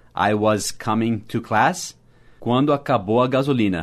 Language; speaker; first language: English; native; English